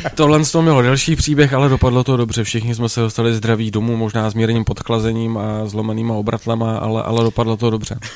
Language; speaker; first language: Czech; native; Czech